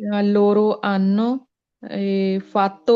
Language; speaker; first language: Italian; non-native, learner; Punjabi